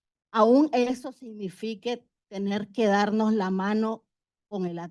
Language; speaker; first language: Spanish; native; Spanish